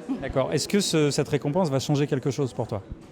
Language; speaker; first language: French; native; French